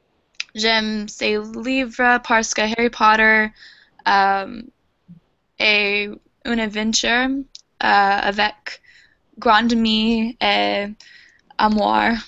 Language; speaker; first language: French; non-native, learner; English